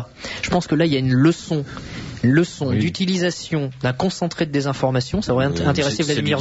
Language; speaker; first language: French; native; French